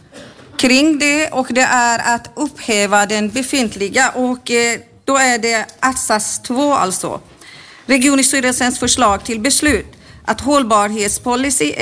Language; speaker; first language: Swedish; native; Swedish